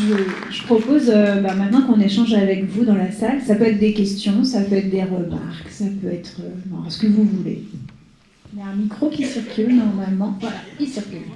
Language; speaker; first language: French; native; French